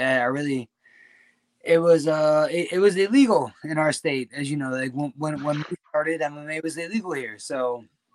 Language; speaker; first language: English; native; English